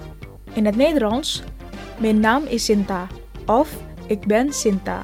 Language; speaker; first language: Dutch; non-native, learner; Indonesian